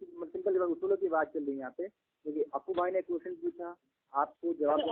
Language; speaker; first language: Hindi; native; Hindi